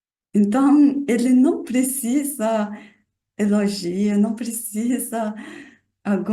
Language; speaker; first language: Portuguese; non-native, learner; Mongolian